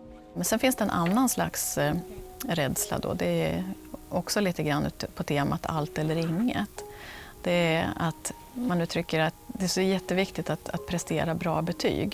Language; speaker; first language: Swedish; native; Swedish